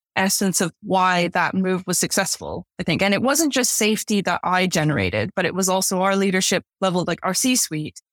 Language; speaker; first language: English; native; English